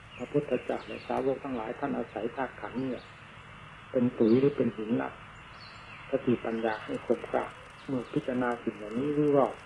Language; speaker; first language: Thai; native; Thai